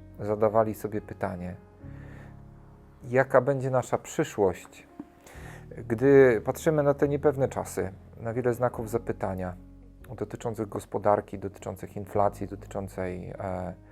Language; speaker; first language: Polish; native; Polish